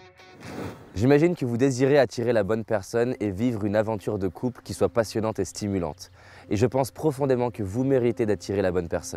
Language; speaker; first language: French; native; French